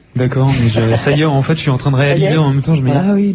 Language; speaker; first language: French; native; French